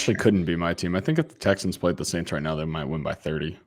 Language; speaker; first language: English; native; English